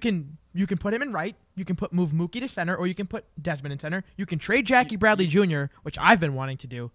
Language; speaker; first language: English; native; English